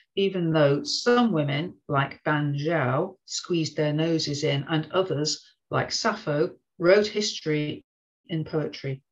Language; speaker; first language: English; native; English